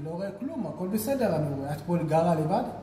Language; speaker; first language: Hebrew; native; Hebrew